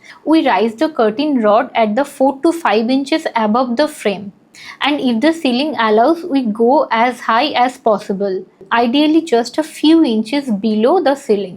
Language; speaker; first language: English; non-native, local second language; Hindi